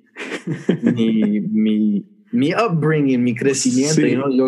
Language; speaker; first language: Spanish; early bilingual, heritage; Spanish